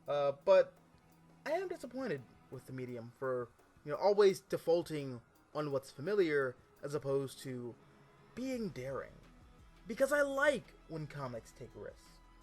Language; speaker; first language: English; native; English